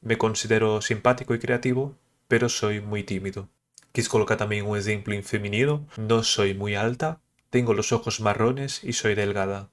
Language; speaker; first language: Spanish; early bilingual, other home language; Portuguese